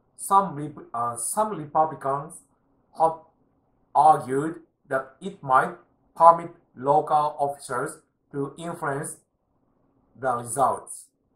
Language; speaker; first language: English; non-native, learner; Japanese